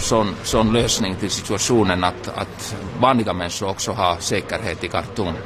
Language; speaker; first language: Swedish; non-native, local second language; Finnish